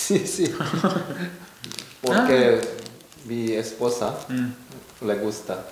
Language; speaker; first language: Spanish; non-native, learner; Korean